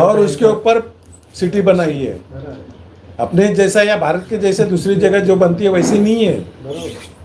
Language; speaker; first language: Hindi; non-native, local second language; Marathi